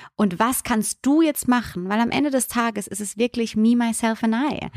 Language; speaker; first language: German; native; German